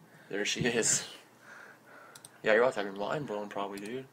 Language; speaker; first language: English; native; English